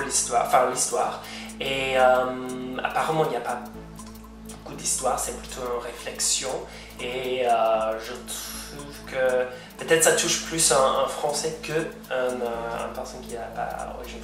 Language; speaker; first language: French; non-native, fluent; English